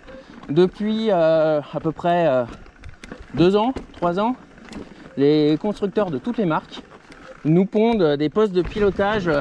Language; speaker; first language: French; native; French